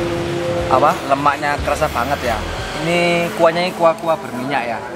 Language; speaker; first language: Indonesian; native; Indonesian